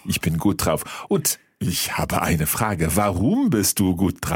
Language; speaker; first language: German; non-native, learner; English